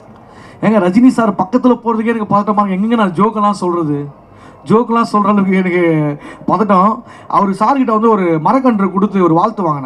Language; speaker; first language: Tamil; native; Tamil